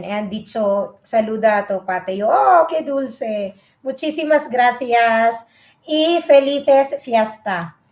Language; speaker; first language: Spanish; non-native, learner; Filipino